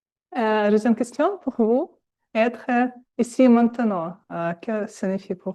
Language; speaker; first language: French; non-native, learner; Russian